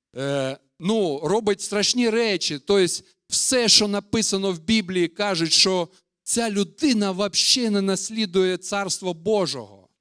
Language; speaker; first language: Ukrainian; non-native, local second language; Russian